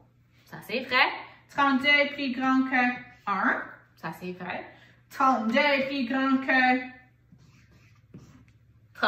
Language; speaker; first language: French; non-native, local second language; English